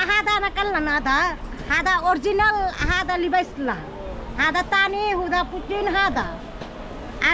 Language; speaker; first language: Arabic; non-native, learner; Bangla